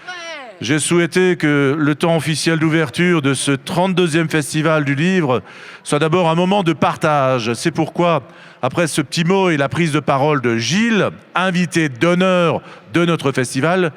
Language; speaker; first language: French; native; French